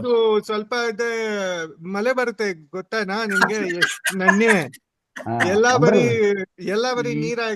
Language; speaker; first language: Kannada; non-native, learner; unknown